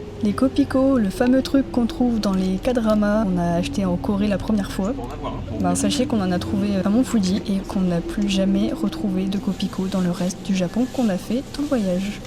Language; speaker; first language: French; native; French